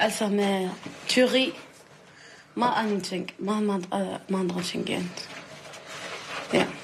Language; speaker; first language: Danish; non-native, learner; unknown